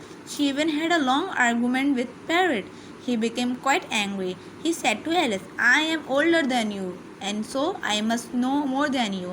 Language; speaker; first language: English; non-native, local second language; Urdu